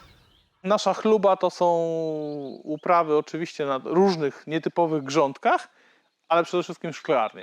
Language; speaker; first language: Polish; native; Polish